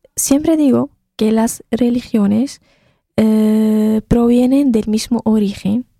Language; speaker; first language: Spanish; non-native, fluent; Arabic